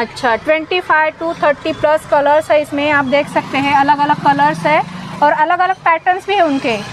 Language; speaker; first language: Hindi; non-native, local second language; Marathi